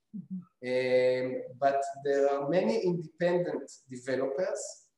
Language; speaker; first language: English; non-native, fluent; Hebrew